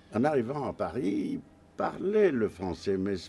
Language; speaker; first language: French; non-native, fluent; Romanian